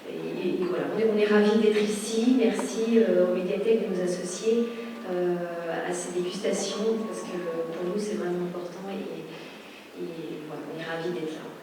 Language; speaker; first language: French; native; French